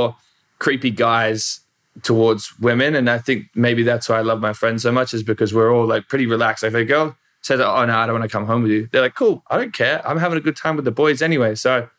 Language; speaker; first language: English; native; English